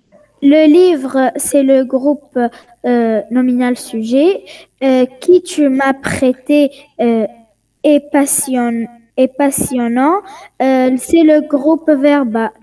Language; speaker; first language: French; non-native, learner; Arabic